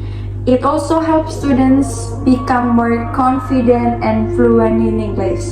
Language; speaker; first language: English; non-native, learner; Indonesian